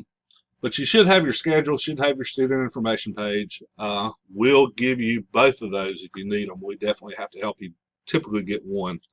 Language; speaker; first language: English; native; English